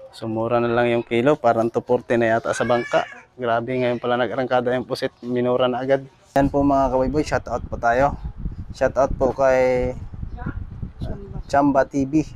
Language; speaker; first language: Filipino; native; Filipino